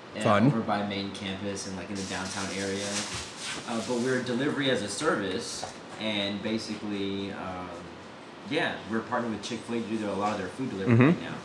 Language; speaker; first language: English; native; English